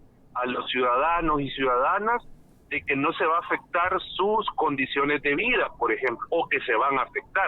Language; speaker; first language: Spanish; native; Spanish